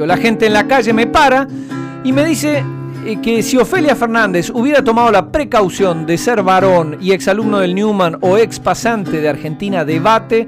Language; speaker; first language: Spanish; native; Spanish